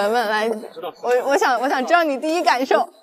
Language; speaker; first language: Chinese; native; Chinese